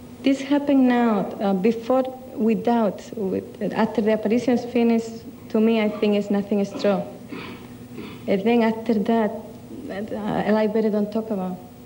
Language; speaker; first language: English; non-native, learner; Spanish